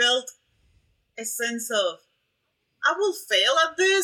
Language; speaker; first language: English; non-native, fluent; Spanish